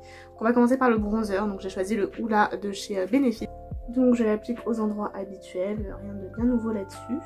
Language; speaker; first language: French; native; French